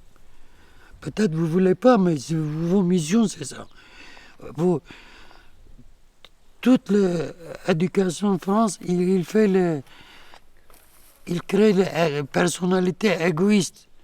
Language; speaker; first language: French; non-native, learner; Kurdish